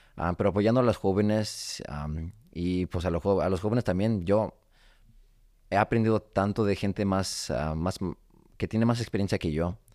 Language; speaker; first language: Spanish; early bilingual, heritage; Spanish